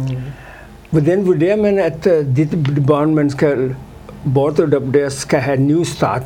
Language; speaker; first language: Danish; non-native, fluent; Urdu